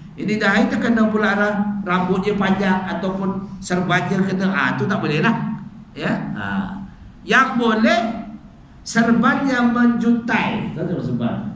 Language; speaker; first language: Malay; native; Malay